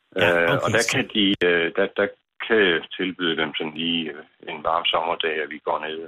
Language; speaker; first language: Danish; native; Danish